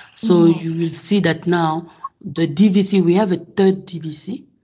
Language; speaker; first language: English; non-native, fluent; French